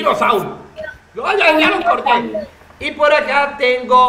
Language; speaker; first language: Spanish; native; Spanish